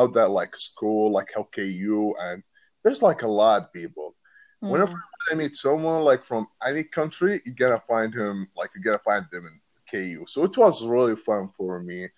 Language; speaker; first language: English; non-native, learner; Arabic